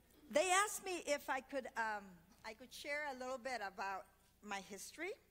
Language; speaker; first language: English; early bilingual, other home language; Spanish